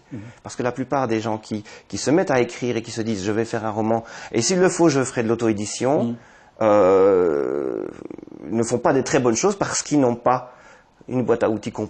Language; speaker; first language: French; native; French